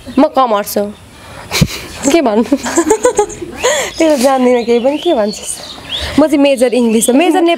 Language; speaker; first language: Nepali; native; Nepali